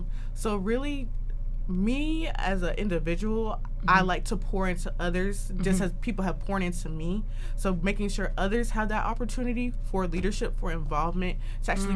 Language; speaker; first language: English; native; English